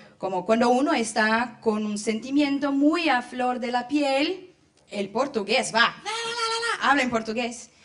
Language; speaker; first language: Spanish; non-native, fluent; Portuguese